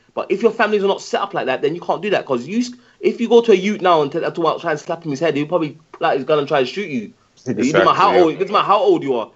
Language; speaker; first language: English; native; English